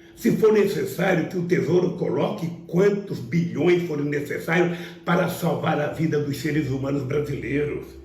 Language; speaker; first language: Portuguese; native; Portuguese